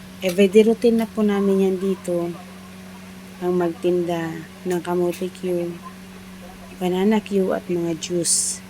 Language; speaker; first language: Filipino; non-native, local second language; Iloko